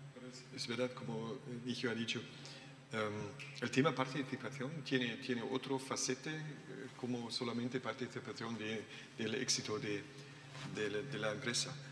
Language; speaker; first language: Spanish; non-native, learner; German